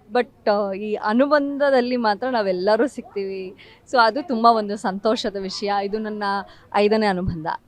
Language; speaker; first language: Kannada; native; Kannada